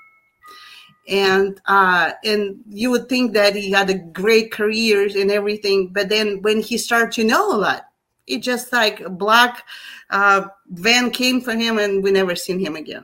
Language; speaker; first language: English; non-native, fluent; Russian